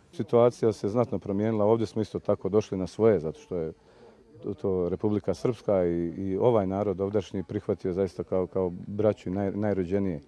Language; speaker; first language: Bosnian; native; Bosnian